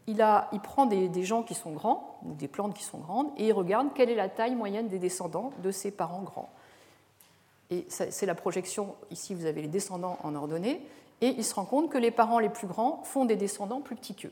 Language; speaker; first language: French; native; French